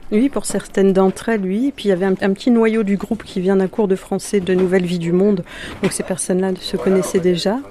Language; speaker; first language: French; native; French